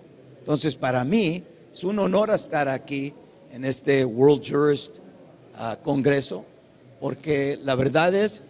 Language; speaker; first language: Spanish; early bilingual, heritage; English